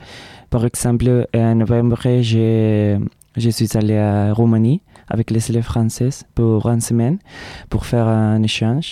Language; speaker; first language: French; non-native, learner; Spanish